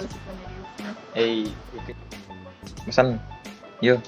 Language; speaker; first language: Indonesian; native; Indonesian